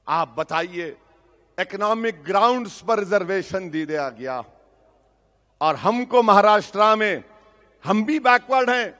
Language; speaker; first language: Hindi; non-native, local second language; Urdu